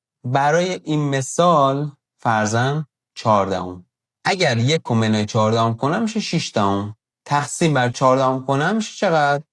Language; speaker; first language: Persian; native; Persian